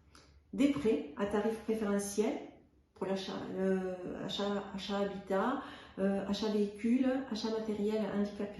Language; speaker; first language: French; native; French